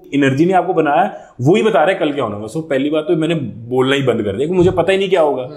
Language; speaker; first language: Hindi; native; Hindi